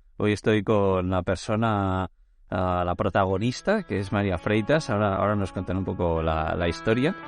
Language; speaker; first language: Spanish; native; Spanish